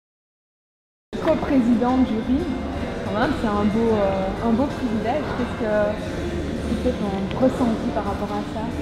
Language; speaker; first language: French; native; French